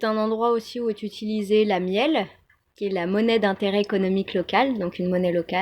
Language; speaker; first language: French; native; French